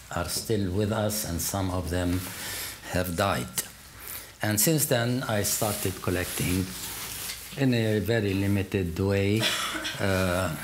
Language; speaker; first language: English; non-native, fluent; Arabic